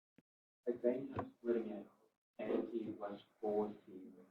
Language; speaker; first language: English; native; English